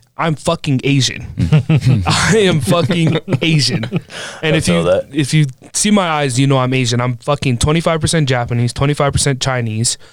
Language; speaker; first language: English; native; English